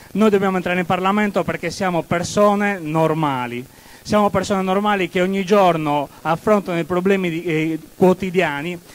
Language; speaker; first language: Italian; native; Italian